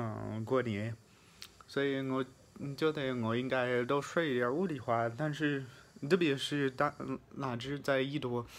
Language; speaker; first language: Chinese; non-native, fluent; English